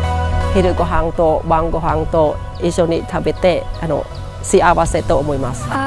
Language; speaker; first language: Japanese; non-native, learner; Khmer